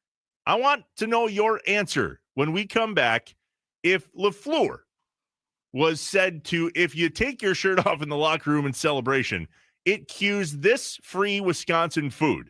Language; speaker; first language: English; native; English